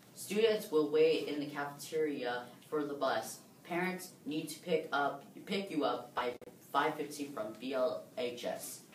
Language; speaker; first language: English; native; English